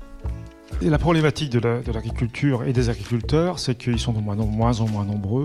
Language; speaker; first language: French; native; French